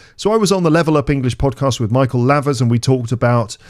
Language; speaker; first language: English; native; English